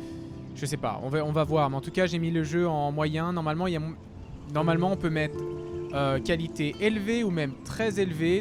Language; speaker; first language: French; native; French